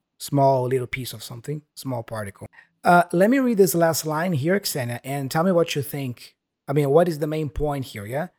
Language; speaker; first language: English; non-native, fluent; Portuguese